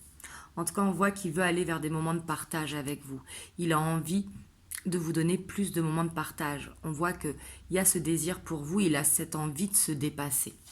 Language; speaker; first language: French; native; French